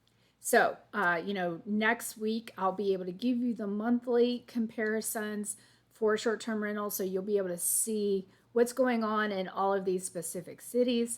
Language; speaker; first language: English; native; English